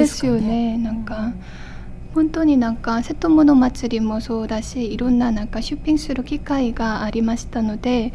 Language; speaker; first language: Japanese; non-native, fluent; Korean